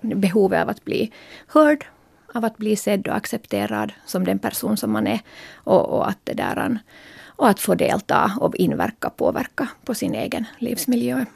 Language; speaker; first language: Swedish; native; Swedish